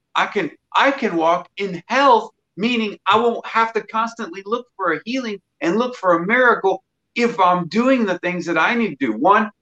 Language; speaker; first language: English; native; English